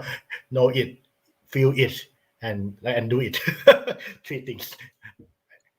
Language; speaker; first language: English; non-native, learner; Thai